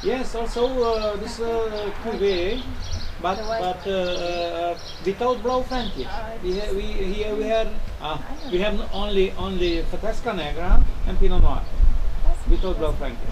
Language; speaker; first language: English; non-native, learner; Romanian